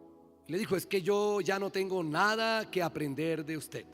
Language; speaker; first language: Spanish; native; Spanish